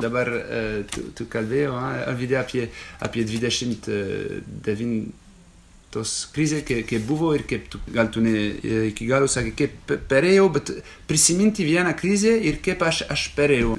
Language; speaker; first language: Lithuanian; non-native, fluent; French